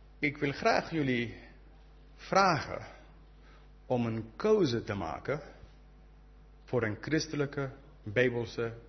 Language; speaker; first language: Dutch; non-native, fluent; English